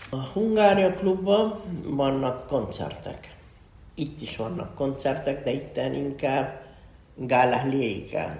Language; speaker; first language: Hungarian; early bilingual, heritage; Hungarian